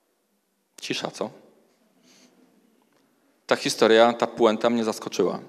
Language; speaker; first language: Polish; native; Polish